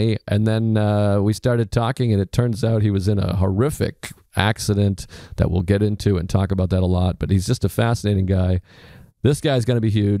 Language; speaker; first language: English; native; English